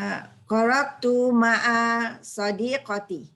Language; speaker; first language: Arabic; non-native, learner; Malay